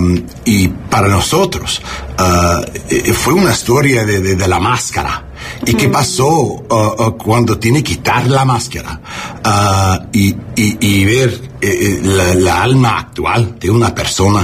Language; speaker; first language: Spanish; non-native, learner; English